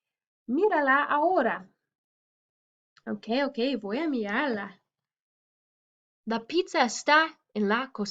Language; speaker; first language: Spanish; non-native, fluent; English